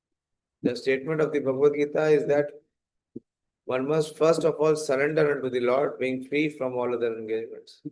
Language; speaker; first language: English; non-native, local second language; Hindi